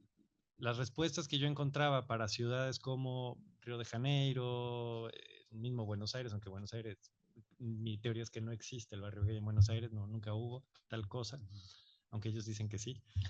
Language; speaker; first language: Spanish; native; Spanish